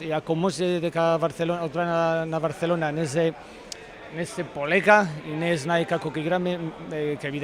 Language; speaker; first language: Macedonian; non-native, learner; Spanish